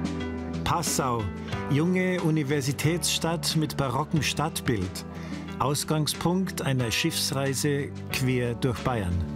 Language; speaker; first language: German; native; German